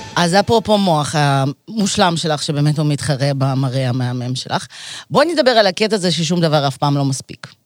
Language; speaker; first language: Hebrew; early bilingual, other home language; Russian